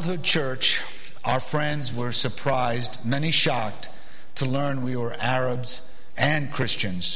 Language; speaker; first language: English; early bilingual, other home language; Arabic